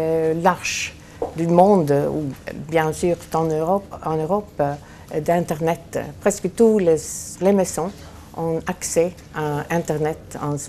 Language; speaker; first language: French; non-native, fluent; Swedish